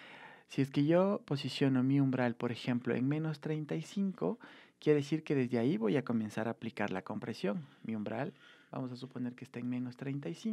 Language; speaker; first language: Spanish; native; Spanish